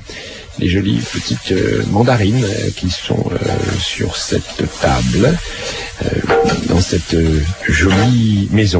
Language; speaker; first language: French; native; French